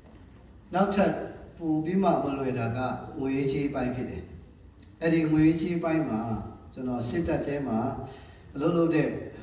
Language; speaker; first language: Burmese; non-native, local second language; Tedim Chin